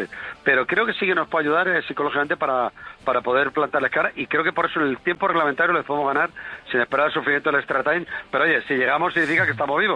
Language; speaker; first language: Spanish; native; Spanish